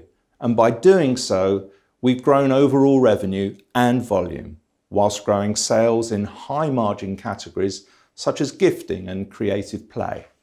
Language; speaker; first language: English; native; English